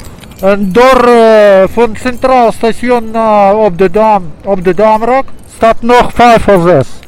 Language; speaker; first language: Dutch; non-native, learner; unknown